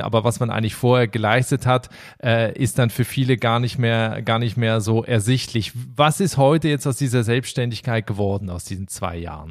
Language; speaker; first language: German; native; German